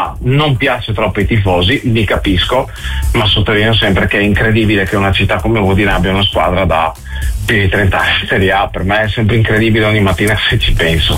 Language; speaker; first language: Italian; native; Italian